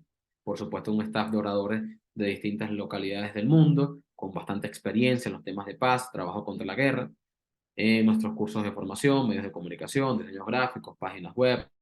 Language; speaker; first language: Spanish; native; Spanish